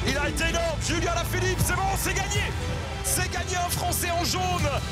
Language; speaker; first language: French; native; French